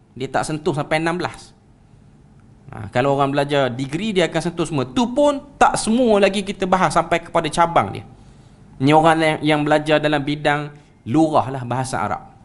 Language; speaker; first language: Malay; native; Malay